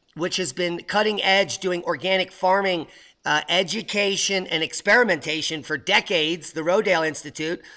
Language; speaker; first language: English; native; English